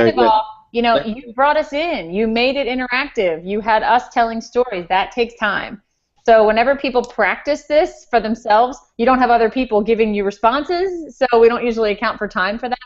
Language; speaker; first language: English; native; English